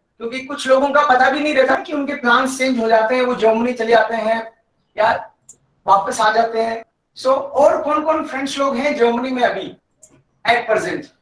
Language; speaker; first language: Hindi; native; Hindi